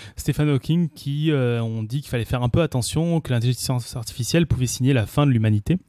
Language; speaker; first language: French; native; French